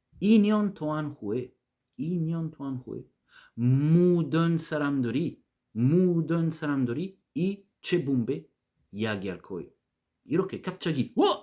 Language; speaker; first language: Korean; non-native, learner; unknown